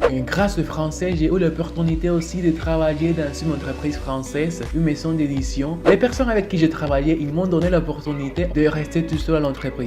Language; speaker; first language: French; non-native, fluent; Spanish